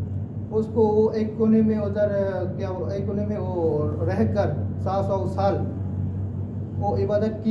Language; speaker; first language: Hindi; non-native, fluent; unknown